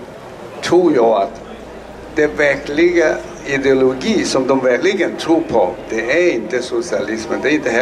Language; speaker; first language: Swedish; non-native, fluent; Chinese